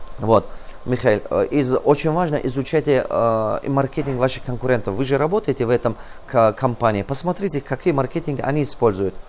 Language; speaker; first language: Russian; non-native, local second language; Tajik